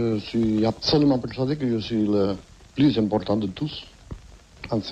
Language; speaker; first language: French; non-native, fluent; Spanish